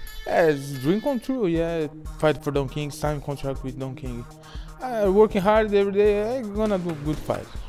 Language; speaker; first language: English; non-native, learner; Portuguese